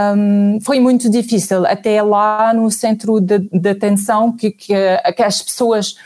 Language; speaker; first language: Portuguese; non-native, fluent; Arabic